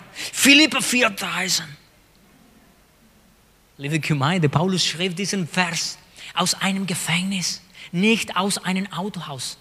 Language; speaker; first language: German; non-native, fluent; Spanish